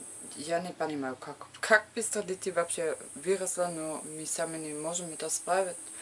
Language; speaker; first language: Russian; non-native, learner; German